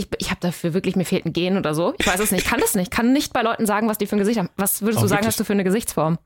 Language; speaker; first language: German; native; German